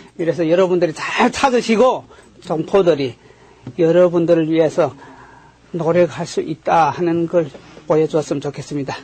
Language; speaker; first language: Korean; native; Korean